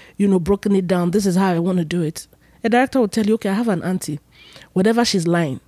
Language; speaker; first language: English; non-native, local second language; Igbo